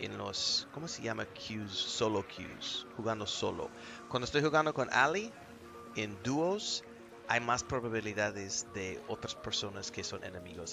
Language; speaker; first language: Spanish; non-native, learner; English